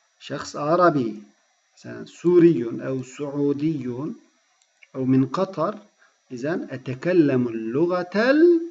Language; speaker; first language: Arabic; non-native, fluent; Turkish